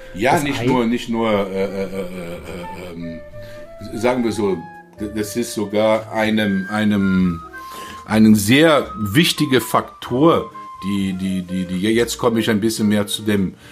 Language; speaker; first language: German; non-native, learner; Portuguese